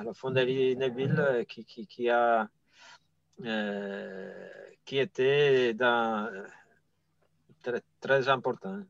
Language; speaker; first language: French; non-native, fluent; Italian